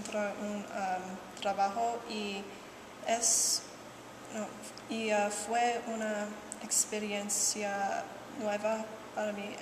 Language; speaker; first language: Spanish; non-native, learner; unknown